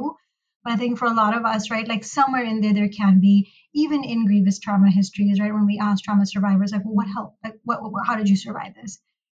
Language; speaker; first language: English; non-native, local second language; Urdu